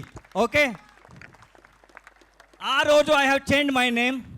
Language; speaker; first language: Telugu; non-native, learner; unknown